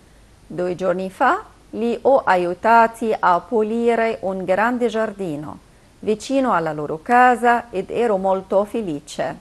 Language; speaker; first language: Italian; non-native, fluent; Arabic